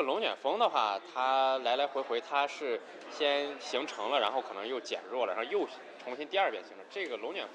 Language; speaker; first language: Chinese; native; Chinese